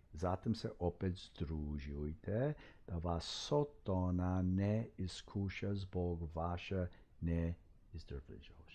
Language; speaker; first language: Croatian; early bilingual, heritage; Croatian